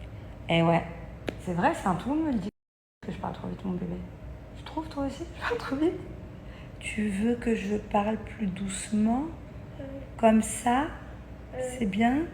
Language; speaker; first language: French; native; French